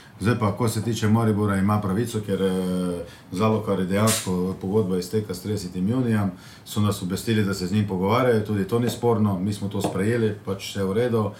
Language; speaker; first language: Slovenian; native; Slovenian